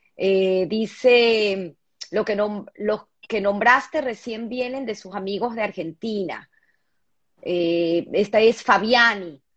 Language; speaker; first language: Spanish; native; Spanish